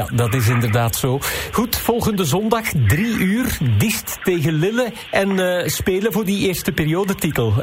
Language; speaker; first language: Dutch; native; Dutch